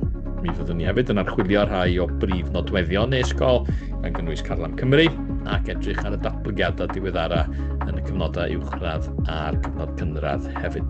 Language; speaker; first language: Welsh; native; Welsh